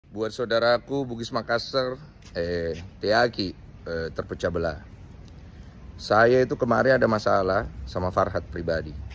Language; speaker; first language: Indonesian; native; Indonesian